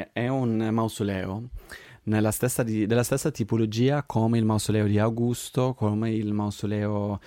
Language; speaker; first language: Italian; non-native, fluent; Swedish